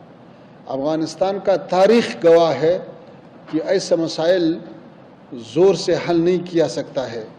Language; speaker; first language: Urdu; non-native, fluent; Pashto